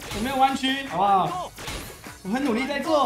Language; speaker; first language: Chinese; native; Chinese